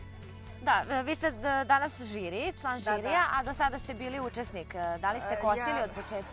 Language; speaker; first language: Serbian; native; Serbian